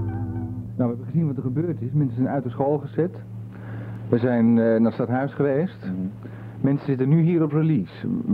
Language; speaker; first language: Dutch; native; Dutch